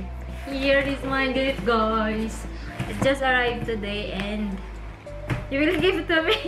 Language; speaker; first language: English; non-native, local second language; Filipino